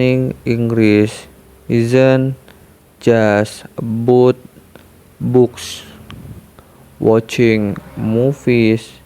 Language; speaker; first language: English; non-native, learner; Indonesian